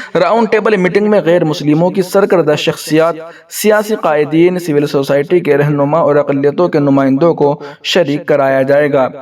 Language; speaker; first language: Urdu; native; Urdu